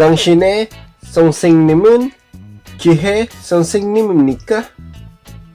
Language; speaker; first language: Korean; non-native, learner; Filipino